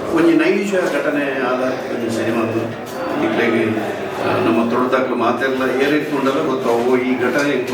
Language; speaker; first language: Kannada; non-native, local second language; Tulu